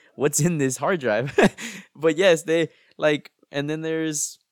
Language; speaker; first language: English; native; English